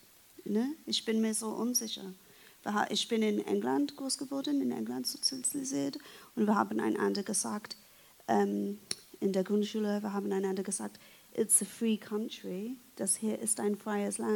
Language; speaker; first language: German; non-native, fluent; English